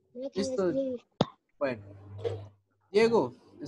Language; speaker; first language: Spanish; native; Spanish